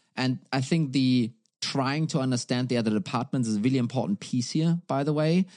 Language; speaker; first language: English; non-native, fluent; German